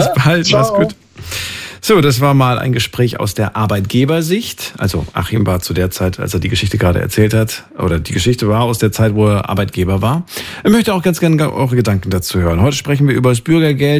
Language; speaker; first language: German; native; German